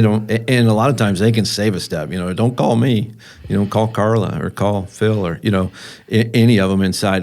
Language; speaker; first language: English; native; English